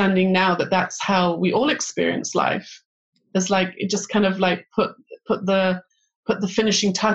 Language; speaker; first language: English; native; English